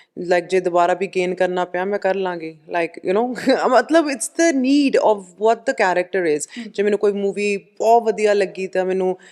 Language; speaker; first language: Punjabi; early bilingual, heritage; Punjabi